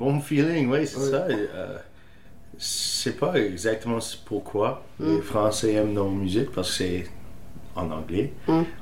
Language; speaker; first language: French; non-native, fluent; English